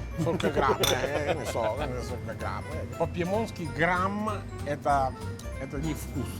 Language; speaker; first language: Russian; non-native, fluent; Italian